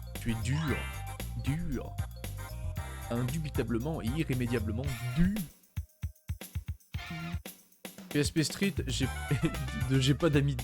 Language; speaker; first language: French; native; French